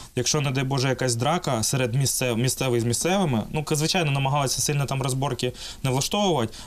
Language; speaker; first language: Ukrainian; non-native, local second language; Russian